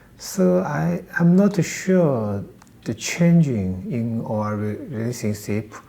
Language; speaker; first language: English; non-native, learner; Chinese